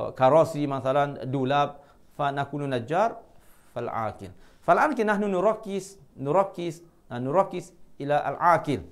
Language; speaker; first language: Arabic; non-native, fluent; Malay